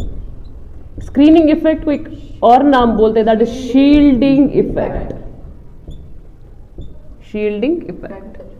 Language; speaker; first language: Hindi; non-native, local second language; Kashmiri